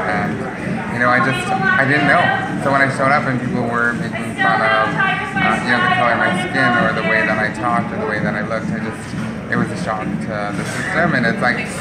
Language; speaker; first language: English; native; English